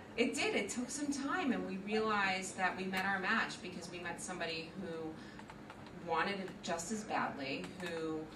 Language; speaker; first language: English; native; English